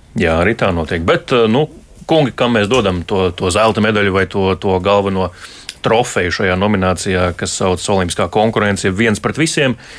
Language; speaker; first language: Latvian; native; Latvian